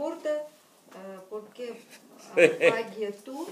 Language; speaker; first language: Italian; non-native, learner; Russian